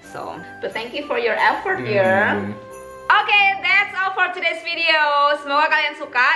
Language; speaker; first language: English; non-native, fluent; Indonesian